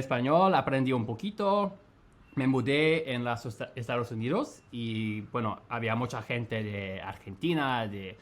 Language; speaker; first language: Spanish; non-native, fluent; English